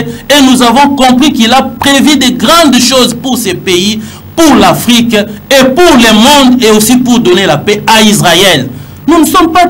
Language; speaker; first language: French; non-native, local second language; Lingala